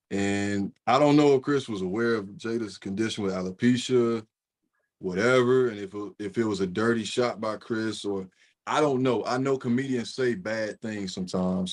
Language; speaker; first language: English; native; English